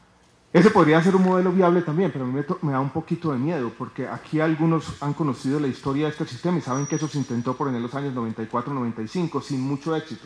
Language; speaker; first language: Spanish; native; Spanish